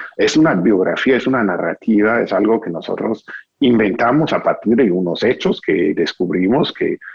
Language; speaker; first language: Spanish; non-native, fluent; English